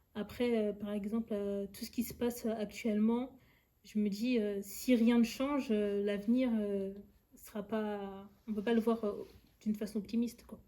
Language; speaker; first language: French; early bilingual, other home language; Lingala